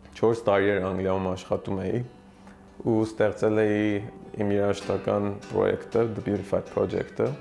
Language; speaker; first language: Armenian; early bilingual, heritage; Armenian